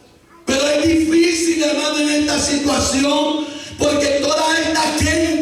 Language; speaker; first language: Spanish; native; Spanish